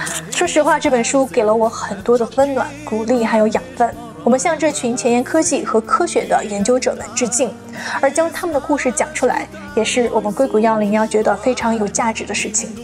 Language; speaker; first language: Chinese; native; Chinese